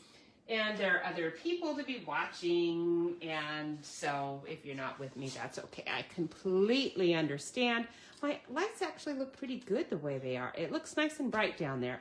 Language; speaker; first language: English; native; English